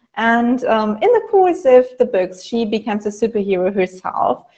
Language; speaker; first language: English; non-native, fluent; German